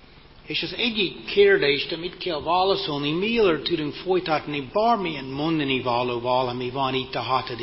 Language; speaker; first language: Hungarian; non-native, fluent; English